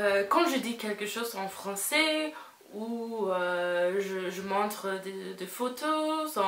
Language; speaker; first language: French; non-native, fluent; English